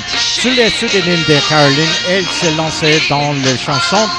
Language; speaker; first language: French; non-native, learner; English